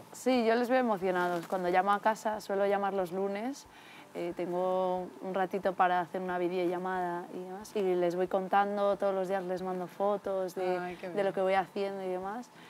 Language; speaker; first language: Spanish; native; Spanish